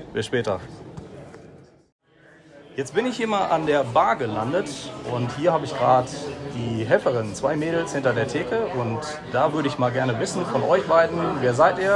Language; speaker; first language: German; native; German